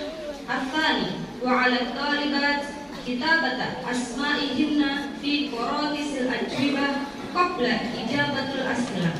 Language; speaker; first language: Arabic; non-native, learner; Indonesian